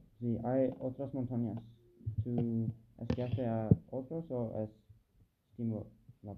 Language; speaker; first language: Spanish; non-native, learner; English